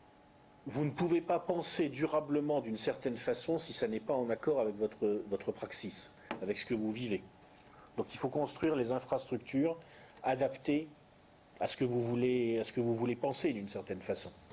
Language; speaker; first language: French; native; French